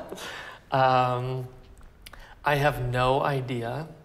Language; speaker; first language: English; native; English